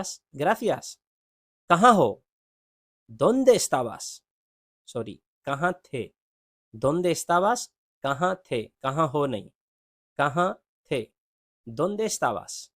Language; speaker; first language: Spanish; non-native, fluent; Urdu